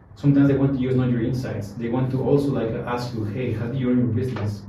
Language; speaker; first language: English; non-native, fluent; Spanish